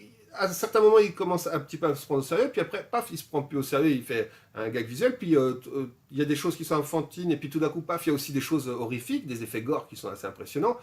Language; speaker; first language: French; native; French